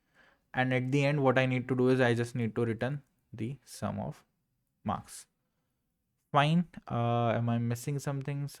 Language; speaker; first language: English; non-native, local second language; Hindi